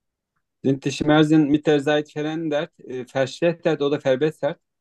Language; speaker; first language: German; non-native, learner; Turkish